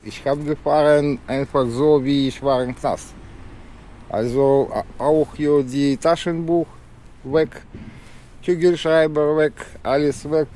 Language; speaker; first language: German; non-native, learner; Russian